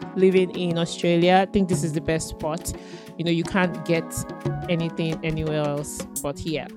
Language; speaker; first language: English; non-native, local second language; Yoruba